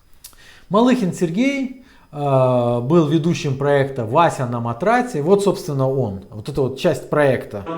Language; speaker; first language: Russian; native; Russian